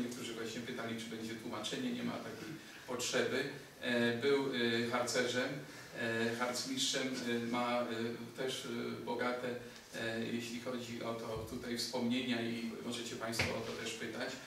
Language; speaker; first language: Polish; native; Polish